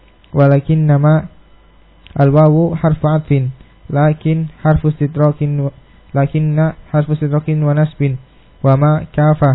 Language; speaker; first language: Arabic; non-native, learner; Indonesian